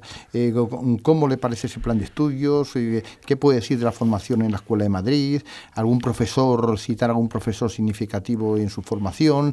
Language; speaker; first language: Spanish; native; Spanish